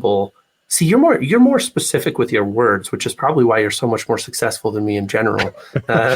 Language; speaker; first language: English; native; English